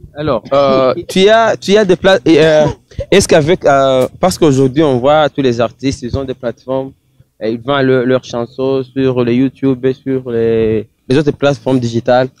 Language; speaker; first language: French; non-native, local second language; Rundi